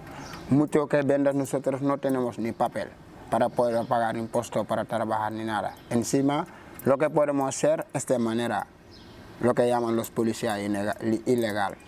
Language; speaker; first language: Spanish; non-native, learner; Wolof